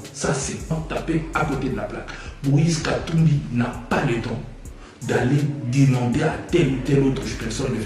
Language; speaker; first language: French; non-native, local second language; Lingala